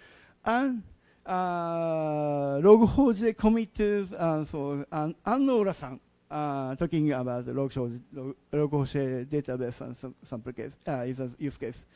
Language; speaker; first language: English; non-native, learner; Japanese